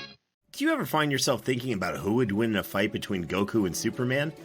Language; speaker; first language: English; native; English